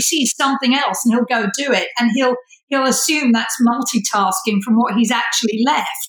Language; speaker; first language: English; native; English